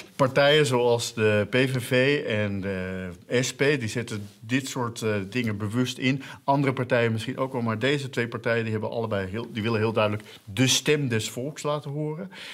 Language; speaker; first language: Dutch; native; Dutch